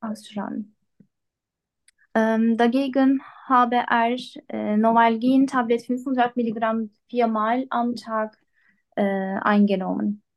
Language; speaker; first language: German; non-native, learner; Turkish